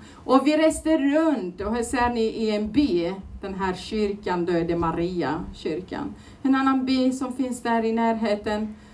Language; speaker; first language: Swedish; non-native, fluent; Turoyo